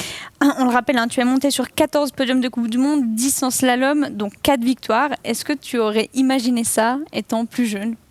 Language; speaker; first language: French; native; French